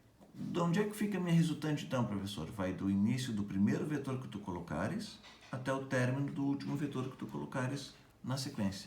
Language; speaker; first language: Portuguese; native; Portuguese